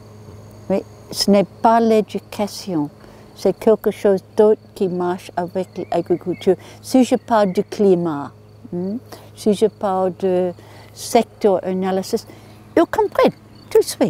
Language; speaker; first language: French; non-native, learner; English